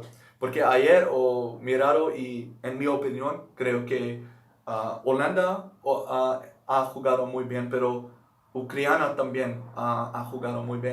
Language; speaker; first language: Spanish; non-native, learner; Dutch